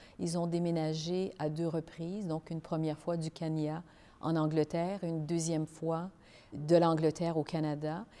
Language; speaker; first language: French; native; French